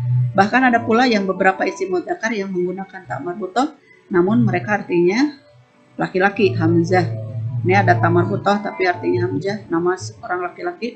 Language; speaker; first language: Indonesian; native; Indonesian